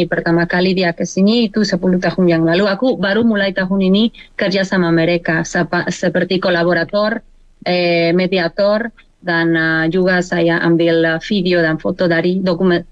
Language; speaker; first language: Indonesian; non-native, learner; Spanish